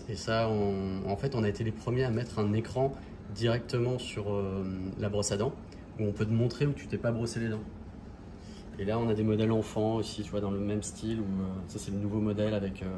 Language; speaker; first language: French; native; French